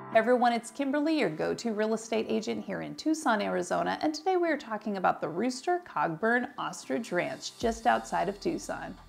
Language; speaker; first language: English; native; English